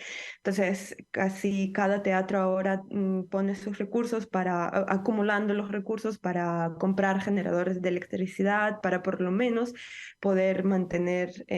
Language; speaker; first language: Spanish; non-native, fluent; Ukrainian